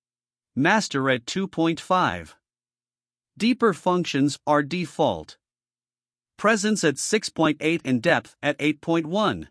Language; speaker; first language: English; non-native, fluent; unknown